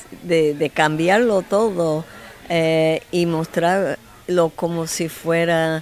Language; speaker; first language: Spanish; non-native, fluent; English